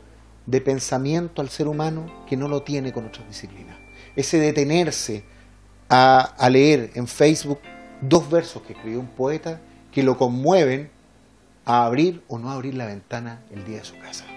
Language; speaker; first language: Spanish; native; Spanish